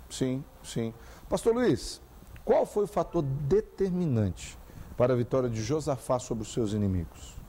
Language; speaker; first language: Portuguese; native; Portuguese